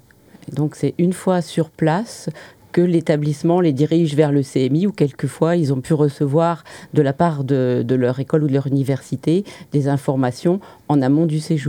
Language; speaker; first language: French; native; French